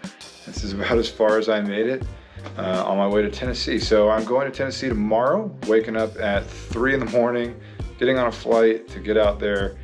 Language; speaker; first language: English; native; English